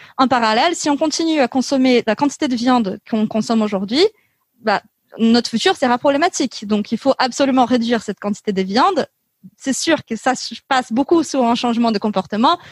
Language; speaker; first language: French; non-native, fluent; Portuguese